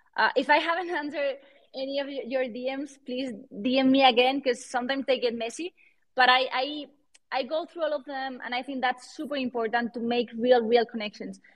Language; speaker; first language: English; non-native, fluent; Spanish